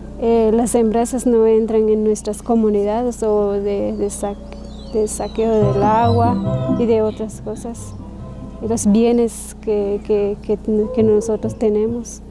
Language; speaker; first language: Spanish; non-native, local second language; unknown